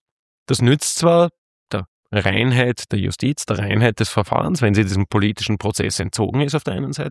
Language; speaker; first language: German; native; German